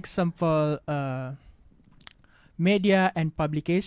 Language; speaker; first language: English; non-native, learner; Indonesian